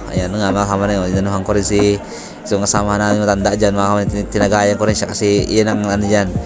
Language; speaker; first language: Filipino; non-native, local second language; Bikol